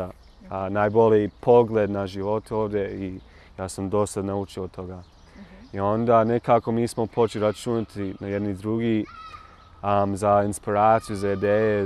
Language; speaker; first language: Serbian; non-native, learner; English